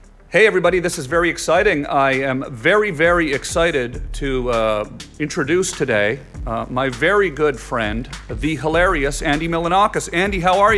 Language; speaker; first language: English; native; English